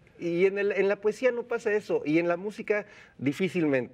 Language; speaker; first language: Spanish; native; Spanish